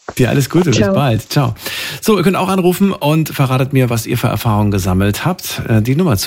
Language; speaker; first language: German; native; German